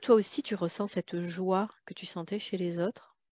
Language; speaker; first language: French; native; French